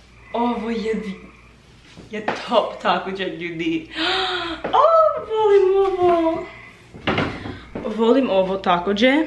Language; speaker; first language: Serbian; non-native, learner; English